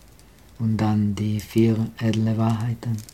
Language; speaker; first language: German; non-native, fluent; Czech